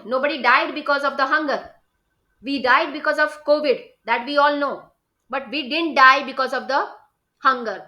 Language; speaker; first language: English; non-native, local second language; Hindi